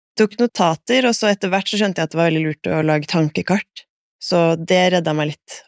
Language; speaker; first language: Norwegian; native; Norwegian